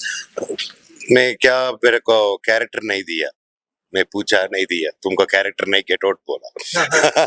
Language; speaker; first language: Hindi; non-native, local second language; Telugu